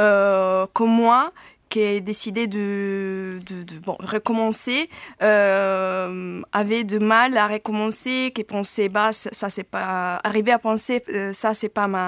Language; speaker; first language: French; non-native, fluent; Italian